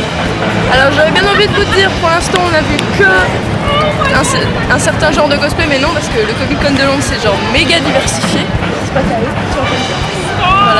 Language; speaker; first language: French; native; French